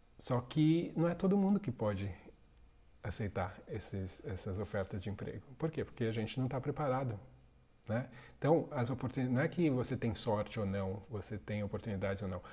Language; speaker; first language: Portuguese; native; Portuguese